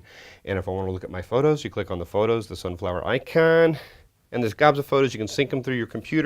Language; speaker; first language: English; native; English